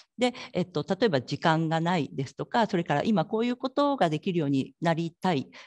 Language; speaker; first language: Japanese; native; Japanese